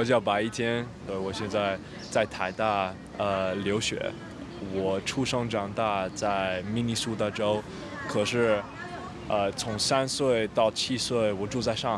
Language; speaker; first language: Chinese; non-native, fluent; English